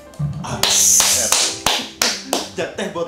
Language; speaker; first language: Japanese; non-native, learner; Indonesian